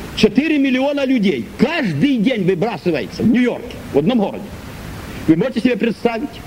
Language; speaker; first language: Russian; native; Russian